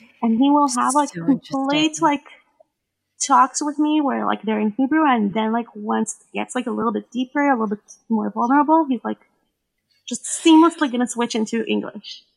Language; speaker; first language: English; non-native, fluent; Hebrew